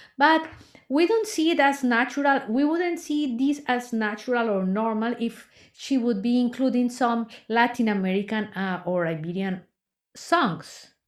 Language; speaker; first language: English; non-native, fluent; Spanish